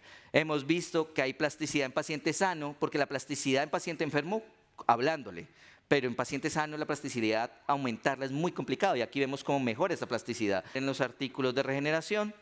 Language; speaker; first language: Spanish; native; Spanish